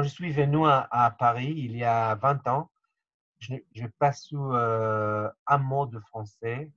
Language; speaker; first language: French; non-native, fluent; Hebrew